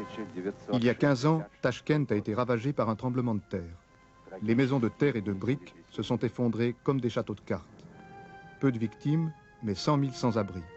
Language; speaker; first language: French; native; French